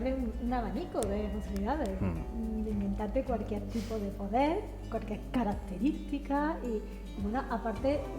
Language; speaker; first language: Spanish; native; Spanish